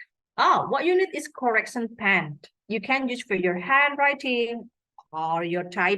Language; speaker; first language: English; non-native, fluent; Indonesian